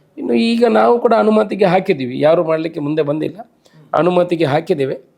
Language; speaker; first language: Kannada; non-native, local second language; Tulu